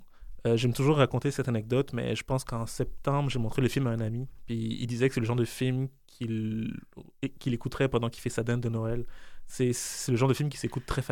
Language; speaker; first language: French; native; French